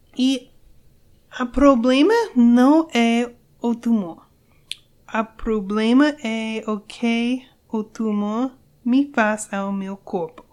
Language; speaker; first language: Portuguese; non-native, learner; English